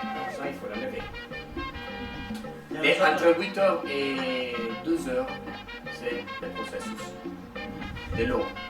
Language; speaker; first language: French; non-native, fluent; Spanish